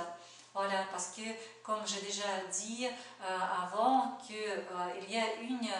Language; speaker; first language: French; non-native, learner; Russian